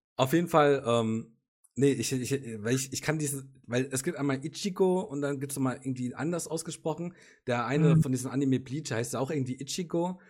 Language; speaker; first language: German; native; German